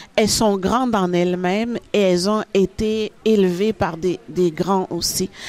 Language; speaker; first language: French; early bilingual, other home language; Haitian Creole